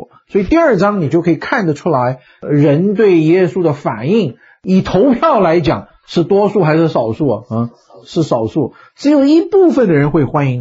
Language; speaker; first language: Chinese; native; Chinese